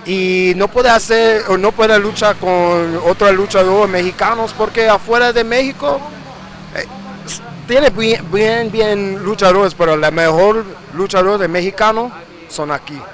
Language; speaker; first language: Spanish; early bilingual, heritage; English